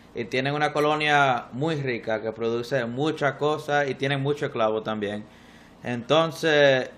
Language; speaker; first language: Spanish; early bilingual, heritage; Spanish